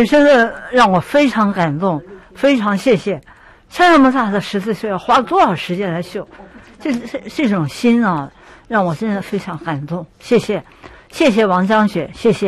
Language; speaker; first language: Chinese; native; Chinese